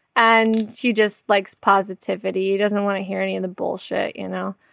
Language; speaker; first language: English; native; English